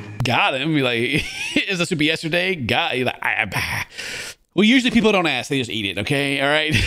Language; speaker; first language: English; native; English